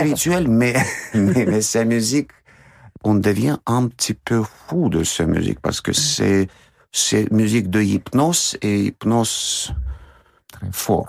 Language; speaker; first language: French; non-native, fluent; Russian